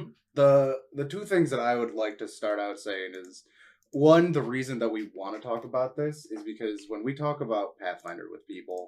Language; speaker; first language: English; native; English